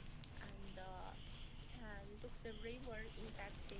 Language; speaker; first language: English; non-native, learner; Chinese